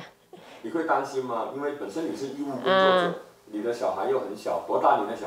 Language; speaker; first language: Chinese; native; Chinese